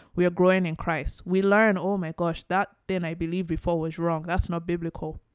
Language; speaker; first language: English; non-native, local second language; Yoruba